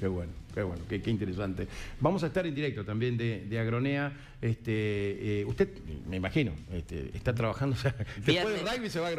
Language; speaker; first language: Spanish; native; Spanish